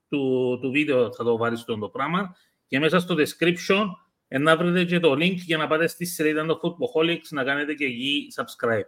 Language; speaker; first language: Greek; native; Greek